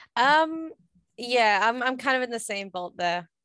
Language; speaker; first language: English; native; English